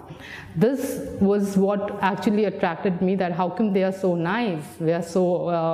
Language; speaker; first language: English; non-native, local second language; Hindi